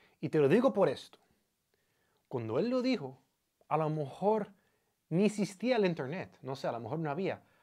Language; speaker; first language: Spanish; non-native, fluent; English